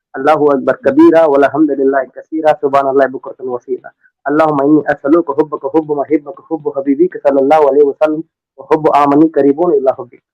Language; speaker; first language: Hindi; non-native, local second language; Urdu